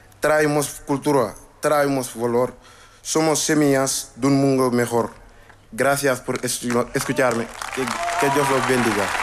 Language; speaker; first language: Spanish; non-native, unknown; Wolof